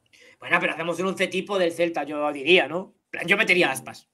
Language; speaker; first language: Spanish; native; Spanish